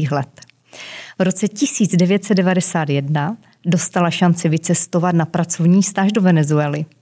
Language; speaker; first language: Czech; native; Czech